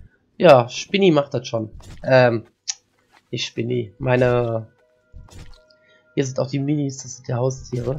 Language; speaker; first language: German; native; German